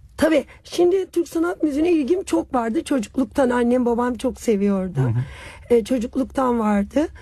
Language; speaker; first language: Turkish; native; Turkish